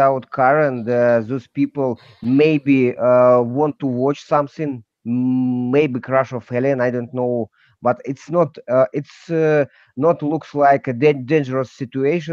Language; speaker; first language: English; non-native, learner; Russian